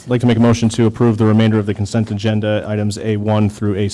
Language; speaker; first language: English; native; English